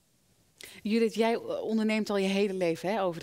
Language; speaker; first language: Dutch; native; Dutch